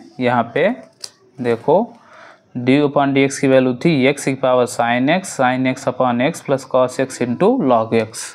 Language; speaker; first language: Hindi; native; Hindi